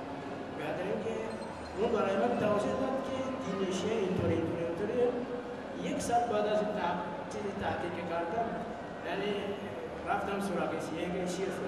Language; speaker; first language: Persian; non-native, learner; Malagasy